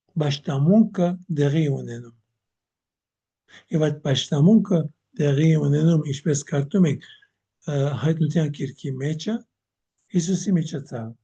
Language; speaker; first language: Armenian; early bilingual, heritage; Armenian